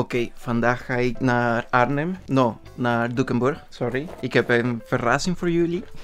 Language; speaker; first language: Dutch; non-native, learner; Spanish